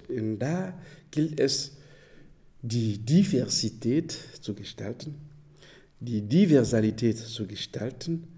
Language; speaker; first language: German; non-native, fluent; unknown